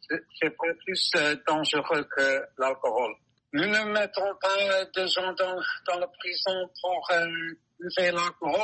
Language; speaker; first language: French; non-native, learner; English